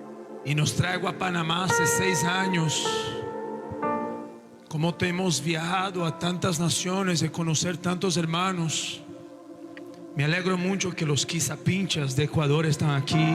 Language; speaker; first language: Spanish; non-native, local second language; Portuguese